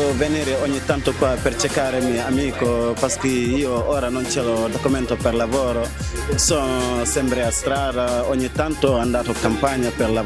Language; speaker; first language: Italian; non-native, learner; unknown